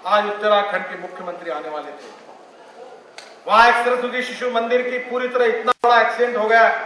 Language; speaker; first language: Hindi; non-native, local second language; Marathi